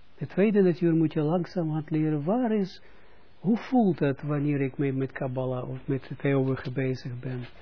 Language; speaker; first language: Dutch; non-native, fluent; Russian